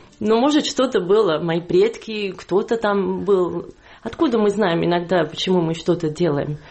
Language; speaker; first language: Russian; non-native, fluent; Catalan